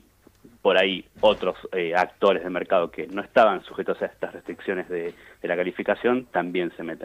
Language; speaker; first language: Spanish; native; Spanish